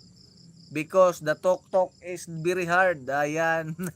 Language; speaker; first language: English; non-native, learner; Cebuano